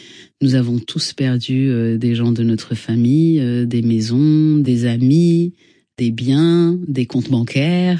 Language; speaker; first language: French; non-native, local second language; Arabic